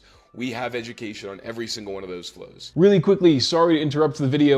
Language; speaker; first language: English; native; English